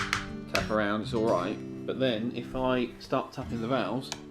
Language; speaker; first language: English; native; English